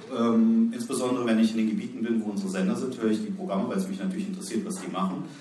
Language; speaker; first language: German; native; German